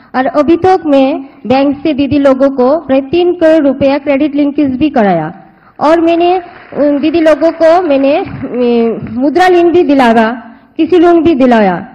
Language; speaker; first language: Hindi; non-native, local second language; Bangla